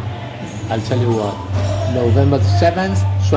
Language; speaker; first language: English; native; English